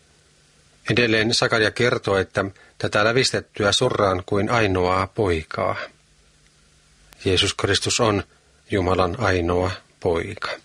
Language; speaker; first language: Finnish; native; Finnish